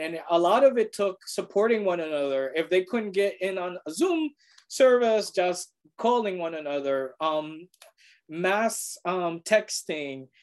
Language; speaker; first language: English; early bilingual, other home language; Spanish